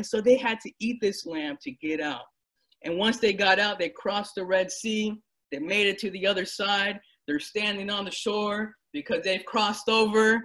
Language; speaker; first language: English; native; English